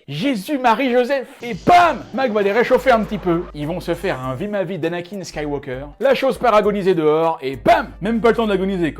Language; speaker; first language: French; native; French